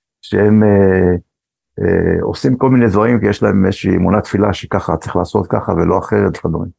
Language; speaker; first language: Hebrew; early bilingual, other home language; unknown